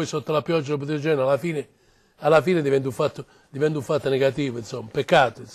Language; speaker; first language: Italian; native; Italian